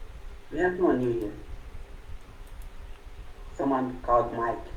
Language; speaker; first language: English; non-native, fluent; Portuguese